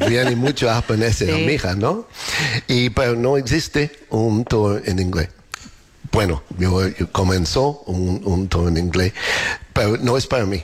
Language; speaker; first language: Spanish; non-native, learner; English